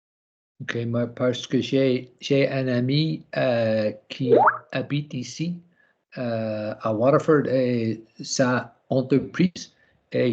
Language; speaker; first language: French; non-native, learner; English